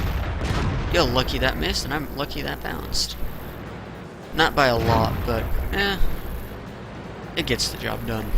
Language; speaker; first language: English; native; English